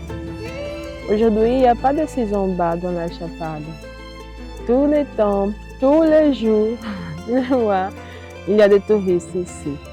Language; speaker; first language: French; non-native, learner; Portuguese